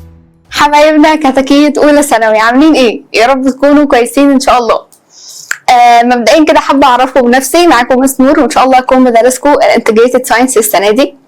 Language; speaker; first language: Arabic; native; Arabic